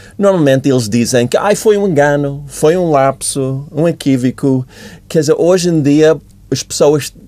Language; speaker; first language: Portuguese; non-native, fluent; English